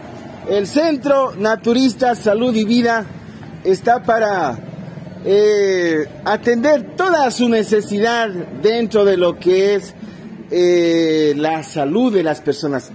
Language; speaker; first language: Spanish; native; Spanish